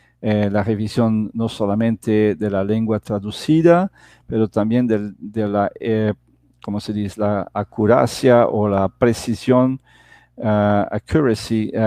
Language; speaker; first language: Spanish; non-native, fluent; Portuguese